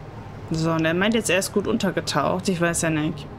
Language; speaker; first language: German; native; German